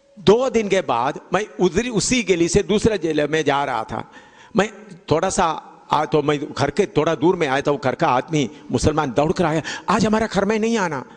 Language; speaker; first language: Hindi; non-native, local second language; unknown